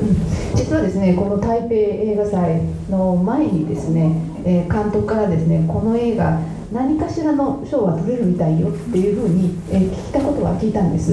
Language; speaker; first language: Japanese; native; Japanese